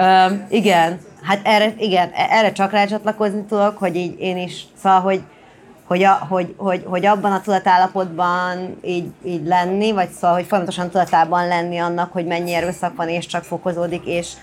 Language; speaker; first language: Hungarian; native; Hungarian